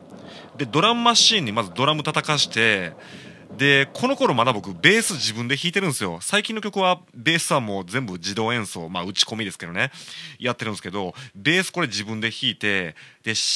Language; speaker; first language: Japanese; native; Japanese